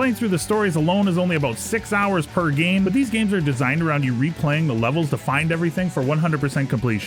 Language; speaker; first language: English; native; English